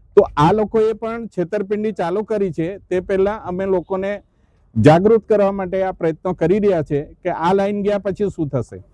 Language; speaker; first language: Gujarati; non-native, local second language; Gamit